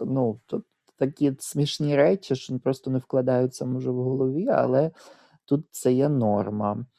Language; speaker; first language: Ukrainian; native; Ukrainian